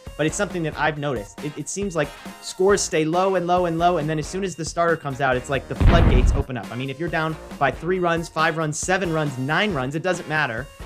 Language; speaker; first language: English; native; English